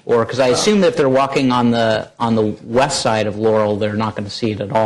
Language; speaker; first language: English; native; English